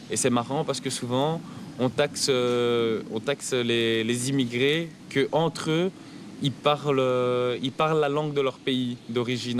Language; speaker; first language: French; early bilingual, other home language; Lingala